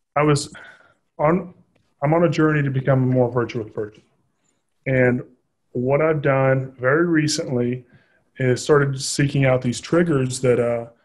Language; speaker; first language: English; native; English